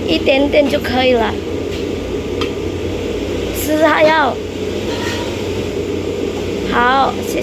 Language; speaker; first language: Chinese; non-native, learner; Indonesian